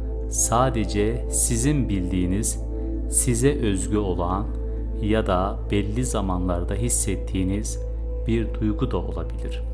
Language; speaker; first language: Turkish; native; Turkish